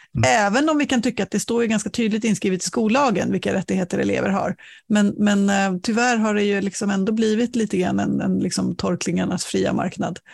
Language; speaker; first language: Swedish; native; Swedish